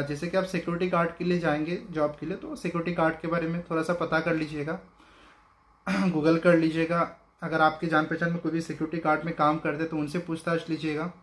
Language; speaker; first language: Hindi; non-native, local second language; Bangla